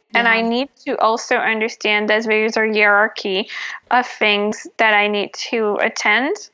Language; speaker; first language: English; non-native, fluent; French